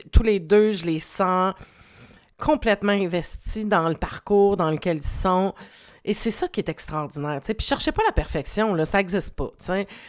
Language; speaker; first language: French; native; French